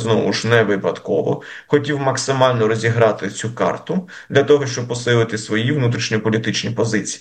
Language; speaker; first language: Ukrainian; native; Ukrainian